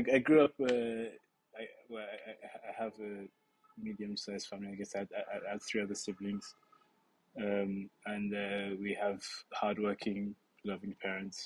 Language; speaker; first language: English; non-native, local second language; Yoruba